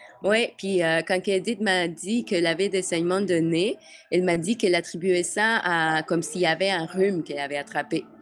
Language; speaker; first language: French; native; French